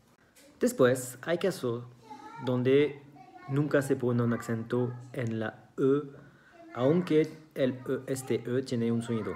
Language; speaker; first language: Spanish; non-native, fluent; French